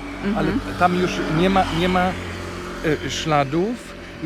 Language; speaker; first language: Polish; non-native, fluent; German